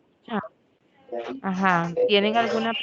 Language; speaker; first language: Spanish; native; Spanish